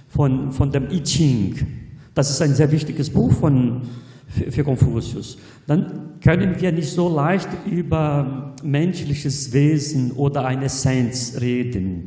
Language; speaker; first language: German; non-native, fluent; Portuguese